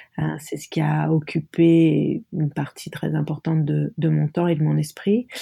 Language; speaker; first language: French; non-native, local second language; Arabic